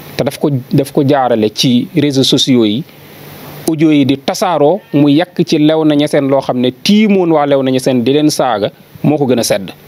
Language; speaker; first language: Wolof; native; Wolof